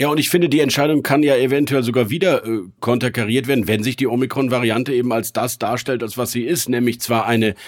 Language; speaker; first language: German; native; German